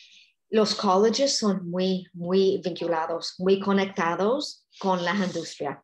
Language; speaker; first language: Spanish; non-native, fluent; English